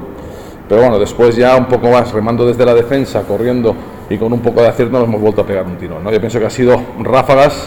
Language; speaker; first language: Spanish; native; Spanish